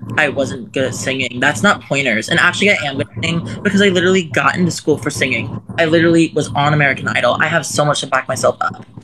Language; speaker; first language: English; native; English